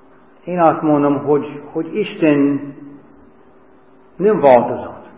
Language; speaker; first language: Hungarian; non-native, fluent; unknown